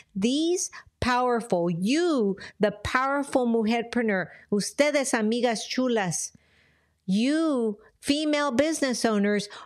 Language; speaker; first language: English; early bilingual, other home language; Spanish